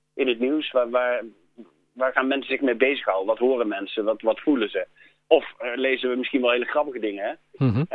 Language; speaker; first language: Dutch; native; Dutch